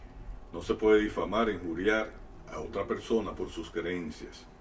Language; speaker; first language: Spanish; native; Spanish